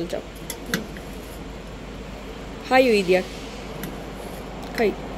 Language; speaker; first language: Chinese; non-native, learner; Bangla